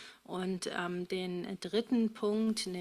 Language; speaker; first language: German; native; German